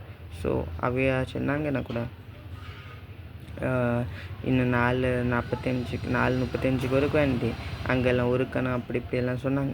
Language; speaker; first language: Tamil; non-native, learner; Malayalam